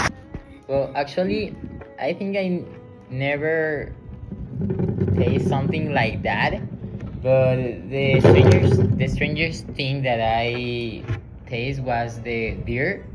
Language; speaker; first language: English; non-native, learner; Spanish